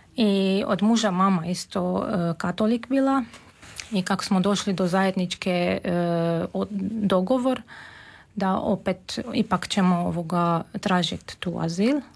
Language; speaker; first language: Serbian; non-native, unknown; Armenian